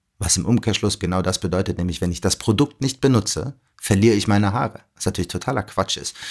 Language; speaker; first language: German; early bilingual, other home language; Arabic